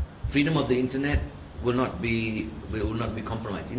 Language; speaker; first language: English; non-native, local second language; Tamil